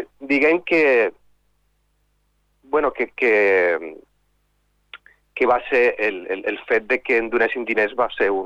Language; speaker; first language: Catalan; non-native, local second language; Spanish